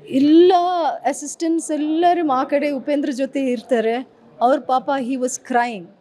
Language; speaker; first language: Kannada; early bilingual, heritage; English